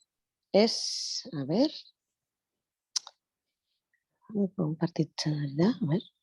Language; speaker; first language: Basque; non-native, local second language; Spanish